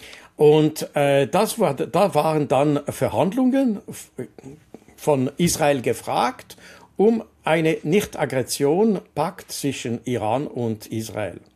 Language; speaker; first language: German; non-native, local second language; French